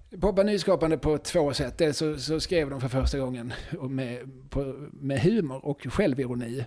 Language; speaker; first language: Swedish; native; Swedish